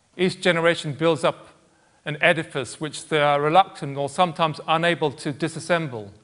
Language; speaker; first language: English; native; English